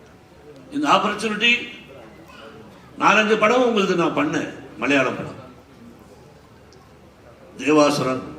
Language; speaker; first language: Tamil; non-native, learner; Telugu